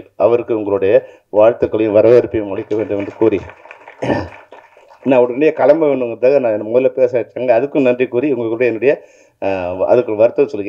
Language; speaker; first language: Tamil; native; Tamil